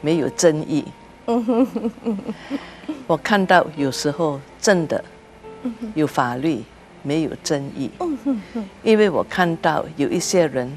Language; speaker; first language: Chinese; early bilingual, heritage; Chinese